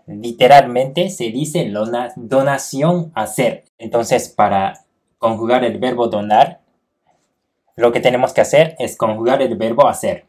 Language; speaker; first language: Spanish; non-native, fluent; Japanese